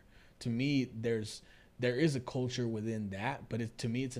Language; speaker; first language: English; early bilingual, other home language; Spanish